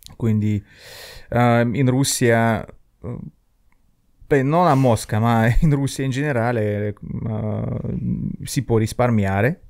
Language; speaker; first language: Italian; non-native, fluent; Russian